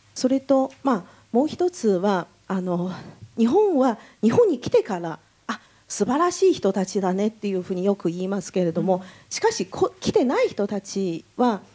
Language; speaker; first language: Japanese; non-native, fluent; Chinese